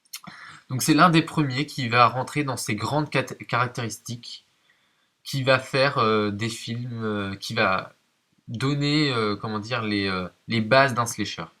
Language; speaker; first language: French; native; French